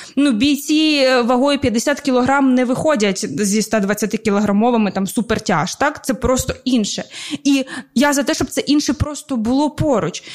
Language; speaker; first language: Ukrainian; non-native, local second language; Russian